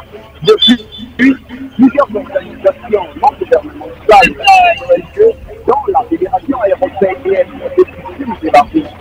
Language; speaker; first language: French; non-native, local second language; Lingala